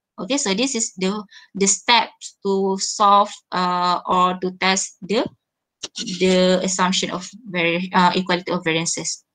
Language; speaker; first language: English; non-native, local second language; Malay